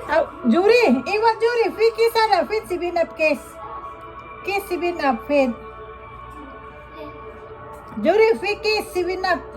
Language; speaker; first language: Arabic; non-native, learner; Filipino